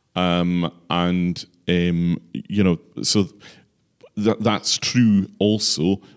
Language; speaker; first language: English; native; English